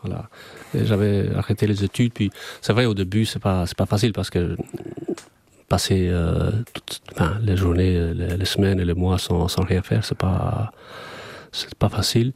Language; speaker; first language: French; non-native, fluent; Albanian